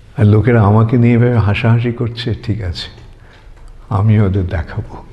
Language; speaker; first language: Bangla; native; Bangla